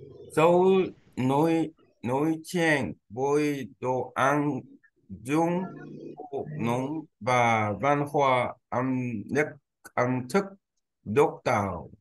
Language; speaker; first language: Vietnamese; non-native, learner; Korean